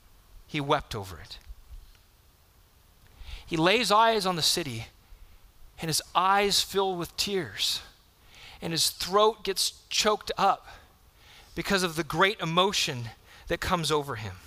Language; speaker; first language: English; native; English